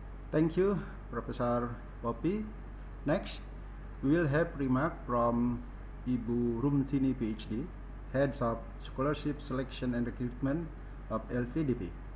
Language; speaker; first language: English; non-native, fluent; Indonesian